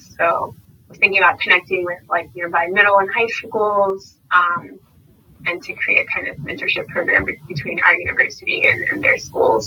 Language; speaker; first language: English; native; English